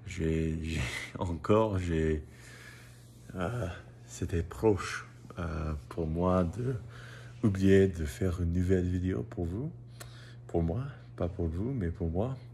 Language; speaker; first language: French; non-native, learner; English